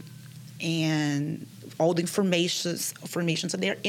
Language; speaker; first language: English; non-native, fluent; Portuguese